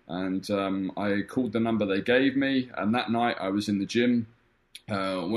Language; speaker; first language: English; native; English